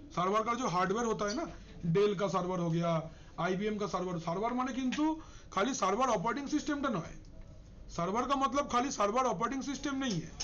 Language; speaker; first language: Hindi; non-native, local second language; Bangla